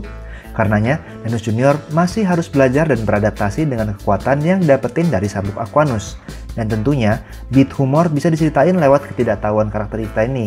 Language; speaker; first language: Indonesian; native; Indonesian